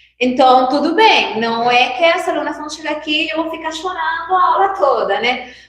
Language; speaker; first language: Portuguese; non-native, fluent; Spanish